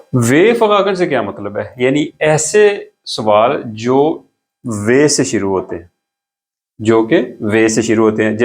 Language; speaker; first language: Urdu; non-native, local second language; Punjabi